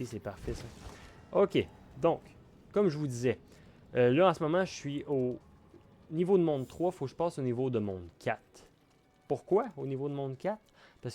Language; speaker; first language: French; native; French